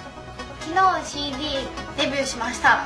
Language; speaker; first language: Japanese; native; Japanese